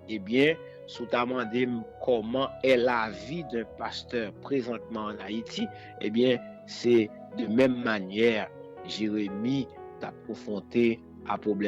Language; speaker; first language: French; non-native, local second language; Haitian Creole